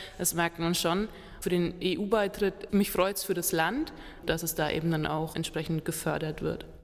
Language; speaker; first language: German; native; German